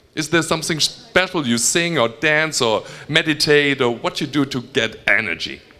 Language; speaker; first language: English; non-native, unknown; German